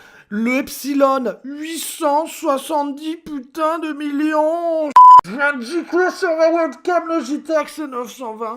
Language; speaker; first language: French; native; French